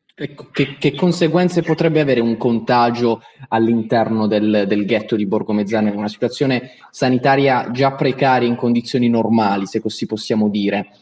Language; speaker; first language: Italian; native; Italian